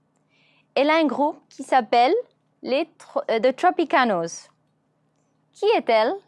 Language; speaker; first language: French; non-native, fluent; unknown